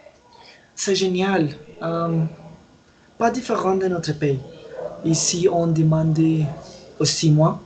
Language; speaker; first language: French; non-native, learner; Spanish